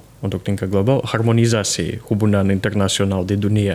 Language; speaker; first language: Indonesian; non-native, fluent; Russian